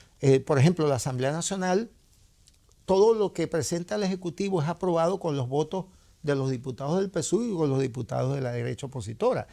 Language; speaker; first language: Spanish; native; Spanish